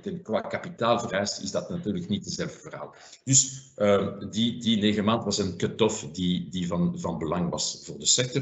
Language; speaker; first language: Dutch; non-native, fluent; French